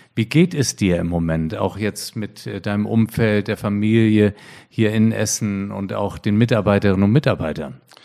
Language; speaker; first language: German; native; German